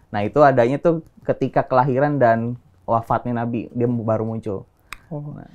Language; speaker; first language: Indonesian; native; Indonesian